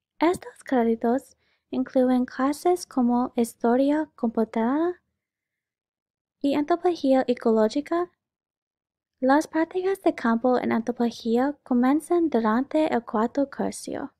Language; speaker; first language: Spanish; non-native, learner; English